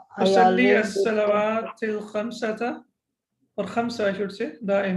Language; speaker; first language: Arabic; non-native, fluent; English